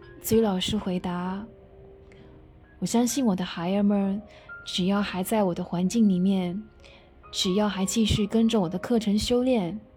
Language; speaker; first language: Chinese; native; Chinese